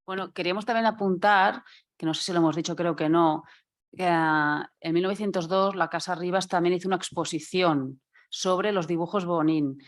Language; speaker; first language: Spanish; non-native, local second language; Catalan